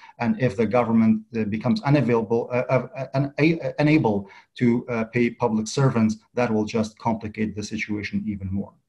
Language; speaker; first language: English; non-native, fluent; Central Kurdish